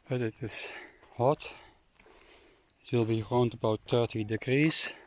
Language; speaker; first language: English; non-native, learner; Dutch